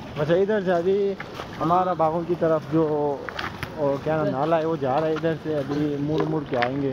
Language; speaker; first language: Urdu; non-native, local second language; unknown